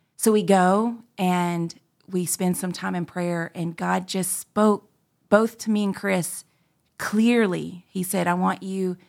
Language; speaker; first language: English; native; English